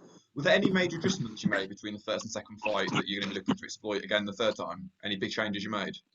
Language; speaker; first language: English; native; English